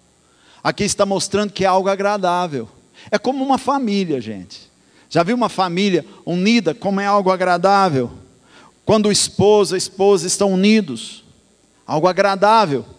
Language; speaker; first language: Portuguese; native; Portuguese